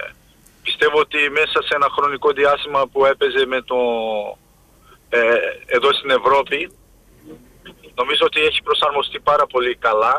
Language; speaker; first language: Greek; non-native, fluent; Portuguese